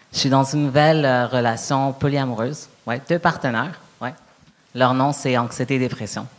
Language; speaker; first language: French; native; French